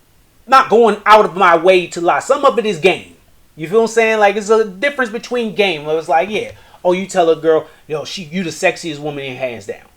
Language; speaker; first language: English; native; English